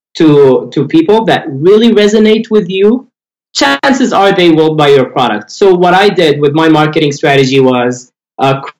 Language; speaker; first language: English; non-native, fluent; Arabic